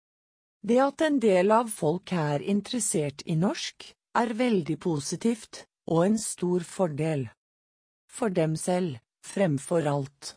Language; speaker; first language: Norwegian; non-native, fluent; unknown